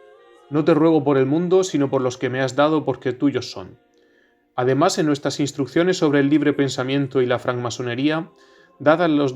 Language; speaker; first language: Spanish; native; Spanish